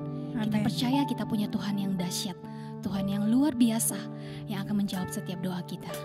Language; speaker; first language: Indonesian; native; Indonesian